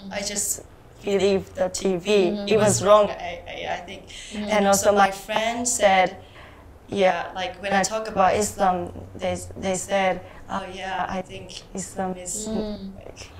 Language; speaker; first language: English; non-native, learner; Japanese